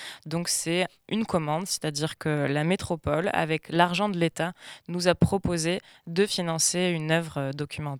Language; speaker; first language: French; native; French